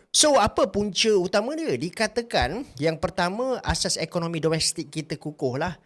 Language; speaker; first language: Malay; native; Malay